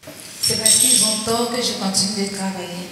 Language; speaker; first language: French; non-native, local second language; Baoulé